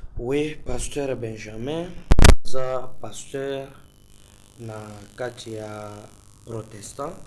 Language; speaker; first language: Lingala; non-native, local second language; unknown